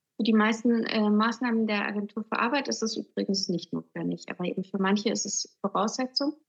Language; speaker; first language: German; native; German